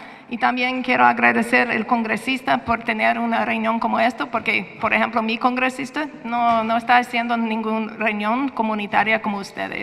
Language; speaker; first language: Spanish; non-native, fluent; English